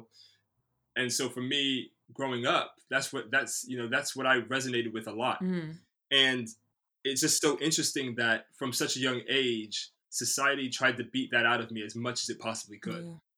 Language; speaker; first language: English; native; English